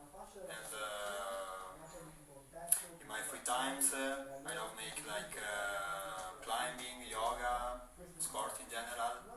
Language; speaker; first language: English; non-native, learner; Italian